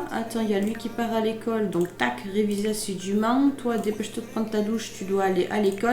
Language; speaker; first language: French; native; French